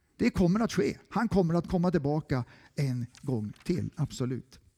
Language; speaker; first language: Swedish; native; Swedish